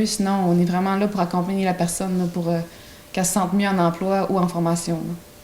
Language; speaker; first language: French; native; French